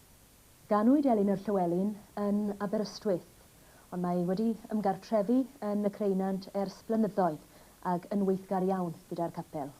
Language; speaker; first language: Welsh; native; Welsh